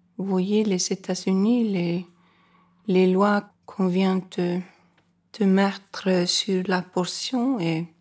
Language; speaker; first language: French; non-native, fluent; Icelandic